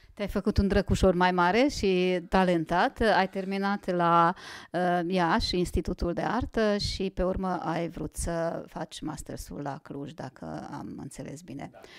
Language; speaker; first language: Romanian; non-native, local second language; Hungarian